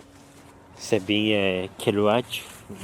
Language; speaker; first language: French; non-native, learner; Japanese